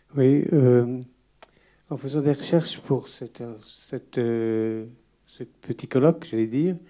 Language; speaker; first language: French; native; French